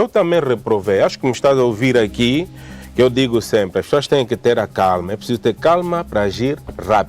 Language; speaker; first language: Portuguese; native; Portuguese